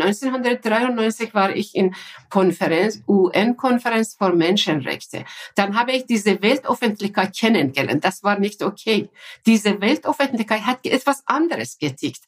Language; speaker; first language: German; non-native, fluent; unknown